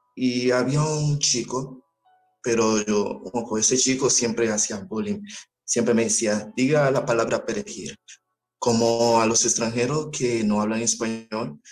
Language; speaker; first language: Spanish; early bilingual, other home language; Haitian Creole